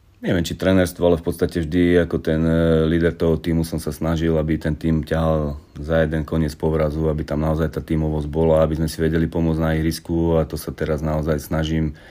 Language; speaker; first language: Slovak; native; Slovak